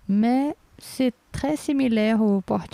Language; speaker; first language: French; non-native, fluent; Portuguese